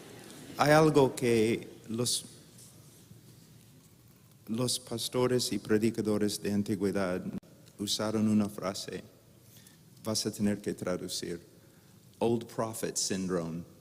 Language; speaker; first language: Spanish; non-native, fluent; English